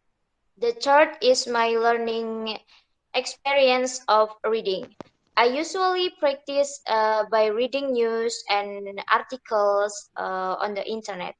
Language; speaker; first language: English; non-native, learner; Indonesian